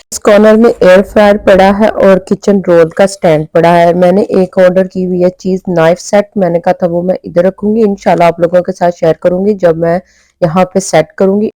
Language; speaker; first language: Urdu; non-native, local second language; Punjabi